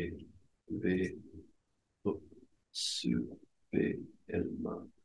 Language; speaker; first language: Turkish; non-native, learner; English